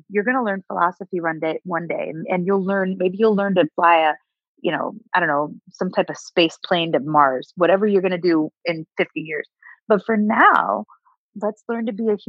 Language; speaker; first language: English; native; English